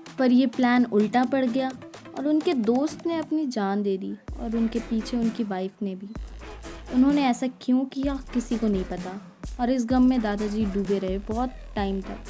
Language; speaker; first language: Hindi; non-native, local second language; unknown